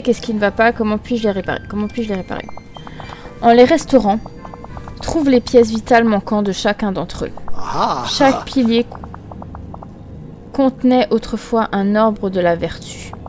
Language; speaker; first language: French; native; French